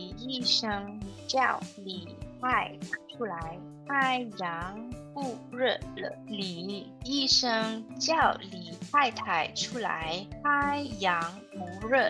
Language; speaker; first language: Chinese; non-native, learner; English